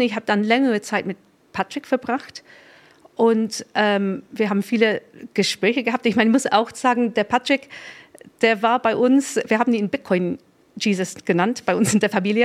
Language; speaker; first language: German; non-native, fluent; English